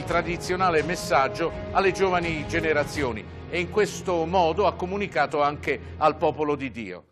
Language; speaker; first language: Italian; native; Italian